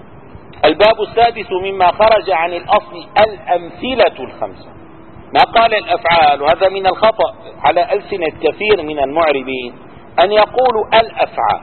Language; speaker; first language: Arabic; native; Arabic